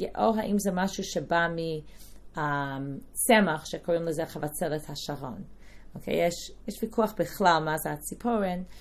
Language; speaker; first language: Hebrew; non-native, fluent; English